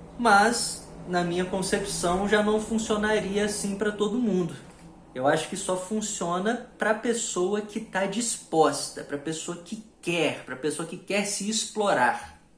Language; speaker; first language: Portuguese; native; Portuguese